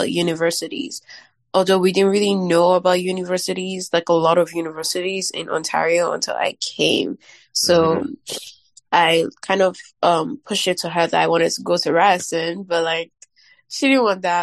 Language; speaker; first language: English; non-native, local second language; Yoruba